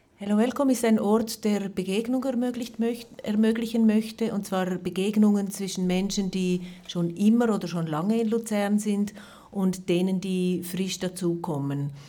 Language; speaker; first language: German; native; German